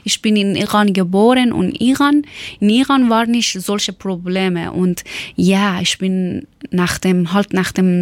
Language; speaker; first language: German; non-native, learner; Persian